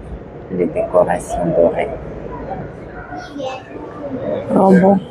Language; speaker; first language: French; non-native, fluent; Russian